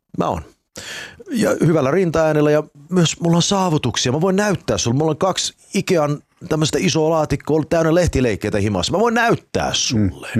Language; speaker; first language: Finnish; early bilingual, heritage; Finnish